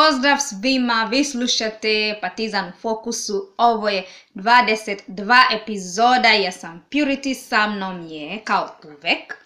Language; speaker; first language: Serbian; non-native, learner; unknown